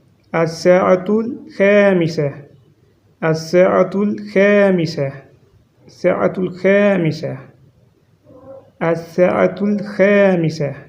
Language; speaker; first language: Arabic; non-native, fluent; Urdu